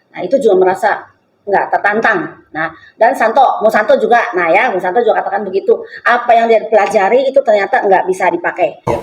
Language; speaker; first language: Indonesian; non-native, local second language; Chinese